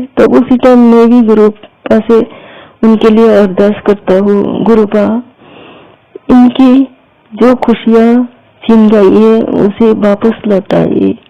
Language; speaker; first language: Hindi; non-native, local second language; Bangla